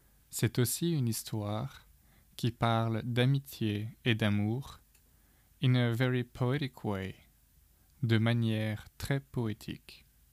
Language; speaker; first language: French; native; French